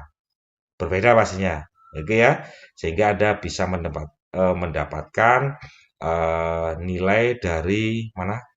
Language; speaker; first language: Indonesian; native; Indonesian